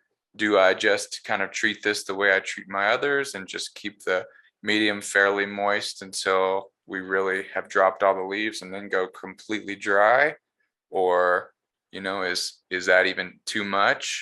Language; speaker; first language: English; native; English